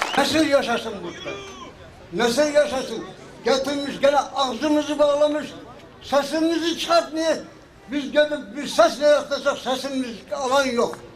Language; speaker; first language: Turkish; early bilingual, heritage; Turkish